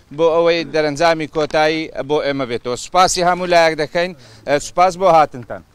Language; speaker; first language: Central Kurdish; native; Central Kurdish